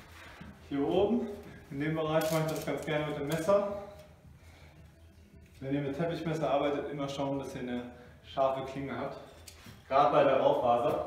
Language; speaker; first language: German; native; German